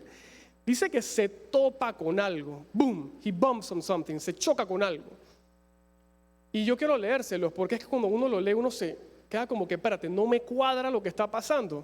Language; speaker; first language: Spanish; native; Spanish